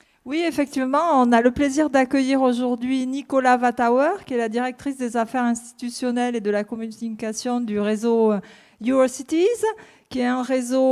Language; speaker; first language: French; native; French